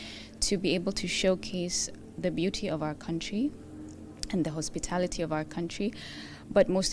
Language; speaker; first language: English; non-native, local second language; Arabic